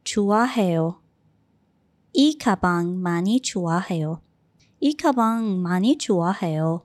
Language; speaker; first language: Korean; non-native, fluent; Arabic